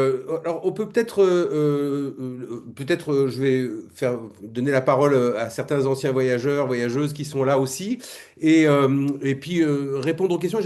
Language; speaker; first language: French; native; French